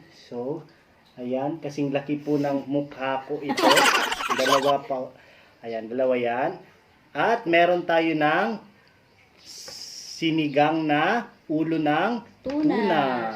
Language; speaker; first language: Filipino; non-native, local second language; Masbatenyo